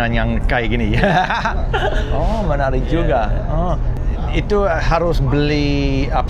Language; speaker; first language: Indonesian; non-native, fluent; English